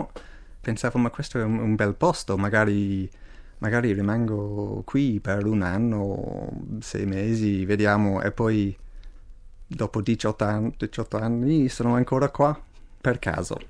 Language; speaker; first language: Italian; non-native, fluent; English